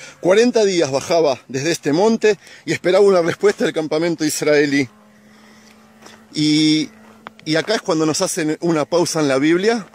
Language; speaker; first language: Spanish; native; Spanish